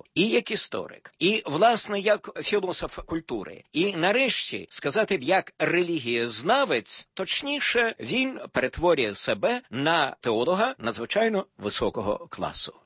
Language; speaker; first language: Ukrainian; native; Ukrainian